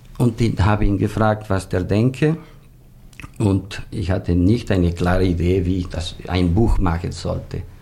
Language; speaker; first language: German; non-native, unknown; Italian